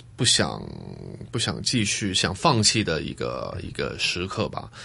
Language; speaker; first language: Chinese; non-native, fluent; Cantonese